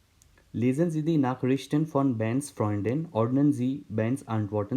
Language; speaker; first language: German; non-native, learner; Hindi